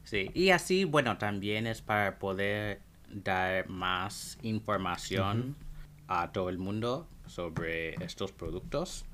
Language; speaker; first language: Spanish; non-native, fluent; English